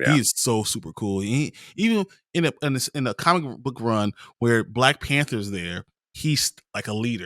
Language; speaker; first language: English; native; English